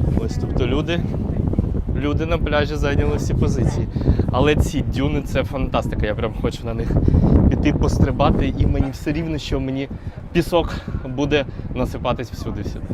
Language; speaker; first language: Ukrainian; native; Ukrainian